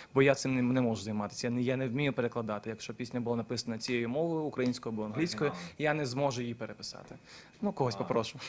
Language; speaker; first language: Ukrainian; non-native, local second language; Russian